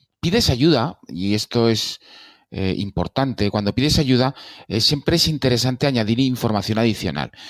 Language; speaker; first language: Spanish; native; Spanish